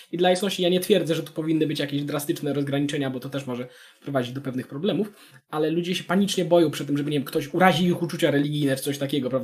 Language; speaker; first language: Polish; native; Polish